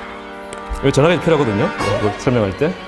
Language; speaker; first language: Korean; native; Korean